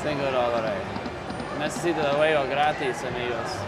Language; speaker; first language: Spanish; non-native, learner; English